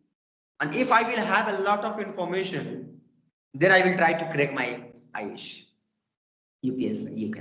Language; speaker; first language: English; non-native, learner; Bhojpuri